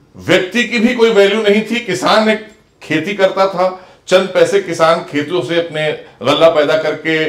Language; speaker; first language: Hindi; native; Hindi